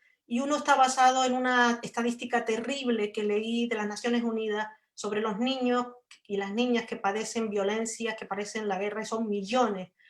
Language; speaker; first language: Spanish; native; Spanish